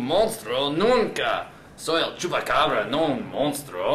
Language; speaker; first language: Spanish; non-native, learner; English